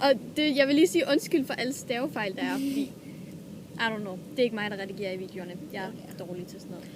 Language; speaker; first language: Danish; native; Danish